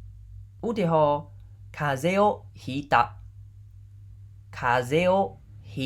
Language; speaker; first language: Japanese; non-native, fluent; Khmer